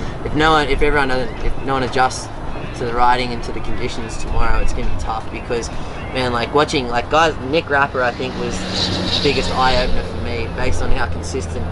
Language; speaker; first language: English; native; English